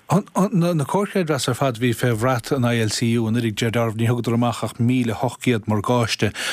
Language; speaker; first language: Irish; native; Irish